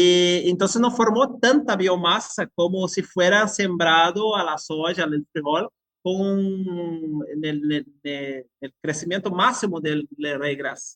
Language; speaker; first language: Spanish; non-native, fluent; Portuguese